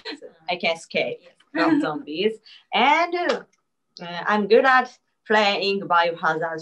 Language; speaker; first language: English; non-native, learner; Japanese